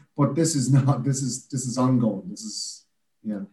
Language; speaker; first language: English; native; English